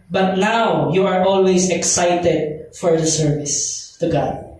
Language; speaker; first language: English; non-native, local second language; Filipino